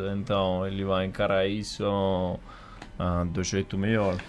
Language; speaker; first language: Portuguese; non-native, fluent; Italian